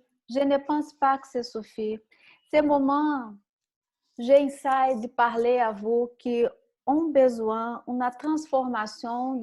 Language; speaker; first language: French; non-native, learner; Portuguese